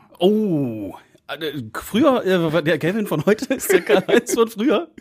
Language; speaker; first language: German; native; German